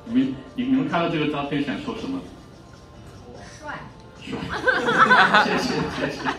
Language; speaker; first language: Chinese; non-native, fluent; English